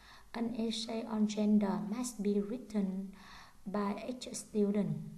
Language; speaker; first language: English; non-native, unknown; Vietnamese